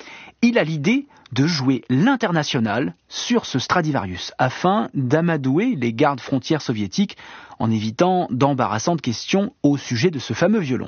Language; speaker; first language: French; native; French